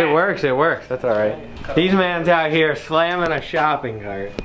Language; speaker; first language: English; native; English